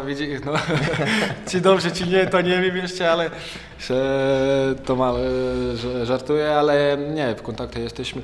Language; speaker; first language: Polish; non-native, fluent; Croatian